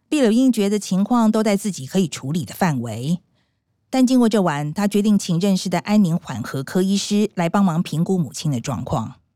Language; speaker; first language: Chinese; native; Chinese